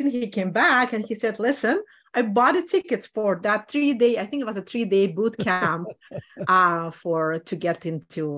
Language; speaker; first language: English; non-native, fluent; Russian